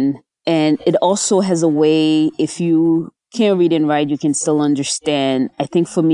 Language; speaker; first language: English; native; English